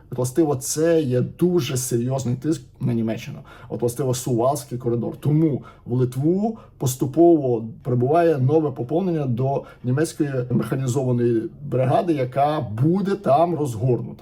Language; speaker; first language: Ukrainian; native; Ukrainian